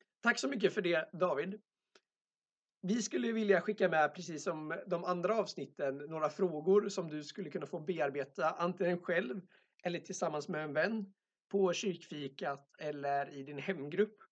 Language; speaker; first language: Swedish; native; Swedish